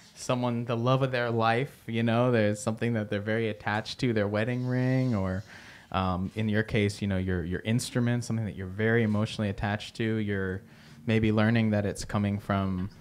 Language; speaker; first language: English; early bilingual, other home language; Spanish